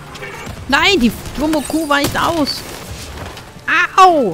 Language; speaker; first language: German; native; German